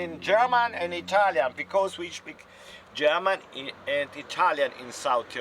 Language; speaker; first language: English; non-native, learner; German